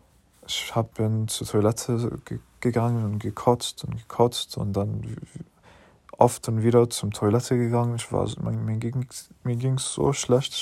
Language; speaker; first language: German; non-native, learner; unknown